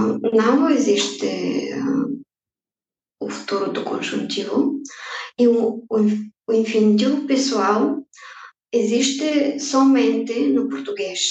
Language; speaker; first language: Portuguese; non-native, fluent; Bulgarian